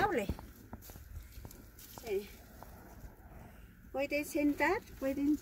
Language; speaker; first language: Spanish; non-native, local second language; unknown